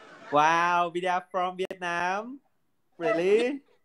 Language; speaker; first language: English; non-native, learner; Vietnamese